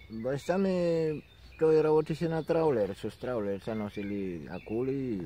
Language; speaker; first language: Bulgarian; non-native, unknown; Spanish